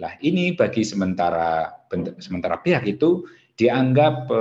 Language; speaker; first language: Indonesian; native; Indonesian